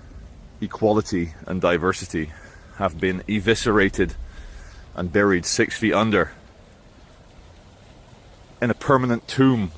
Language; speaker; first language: English; native; English